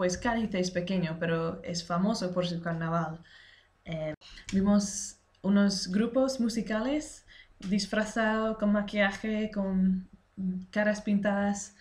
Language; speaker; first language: Spanish; non-native, learner; English